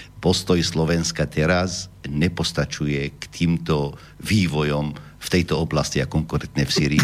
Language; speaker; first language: Slovak; non-native, fluent; Arabic